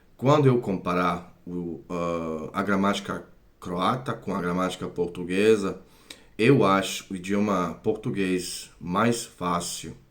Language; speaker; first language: Portuguese; non-native, fluent; Croatian